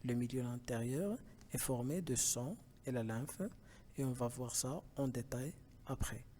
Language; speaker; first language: French; non-native, local second language; Arabic